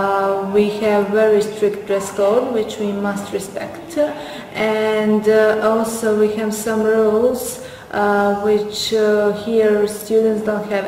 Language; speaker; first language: English; non-native, fluent; Serbian